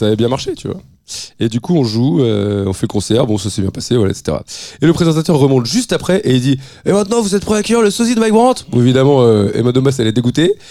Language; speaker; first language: French; native; French